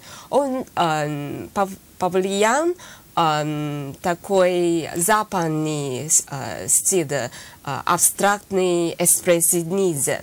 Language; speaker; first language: Russian; non-native, learner; Chinese